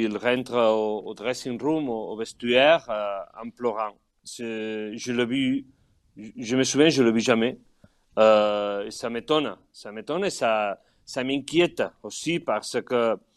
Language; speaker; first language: French; non-native, fluent; Catalan